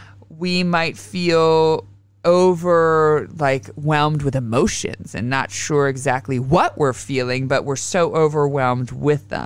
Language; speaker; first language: English; native; English